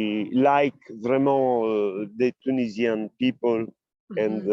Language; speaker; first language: English; non-native, learner; Italian